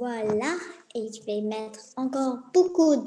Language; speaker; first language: French; non-native, learner; Arabic